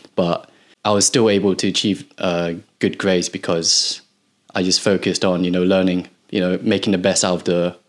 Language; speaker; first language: English; native; English